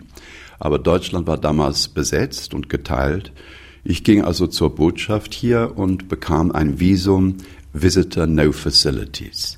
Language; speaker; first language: German; non-native, fluent; English